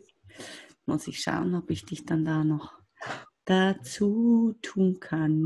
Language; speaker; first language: German; native; German